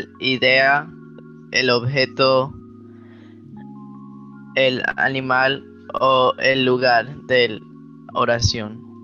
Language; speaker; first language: Spanish; early bilingual, heritage; Spanish